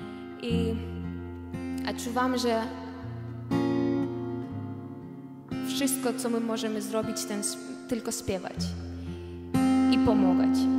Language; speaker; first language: Polish; non-native, learner; Belarusian